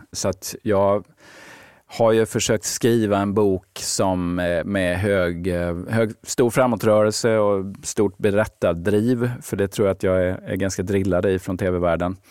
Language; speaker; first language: Swedish; native; Swedish